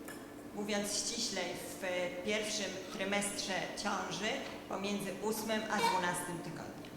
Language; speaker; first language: Polish; native; Polish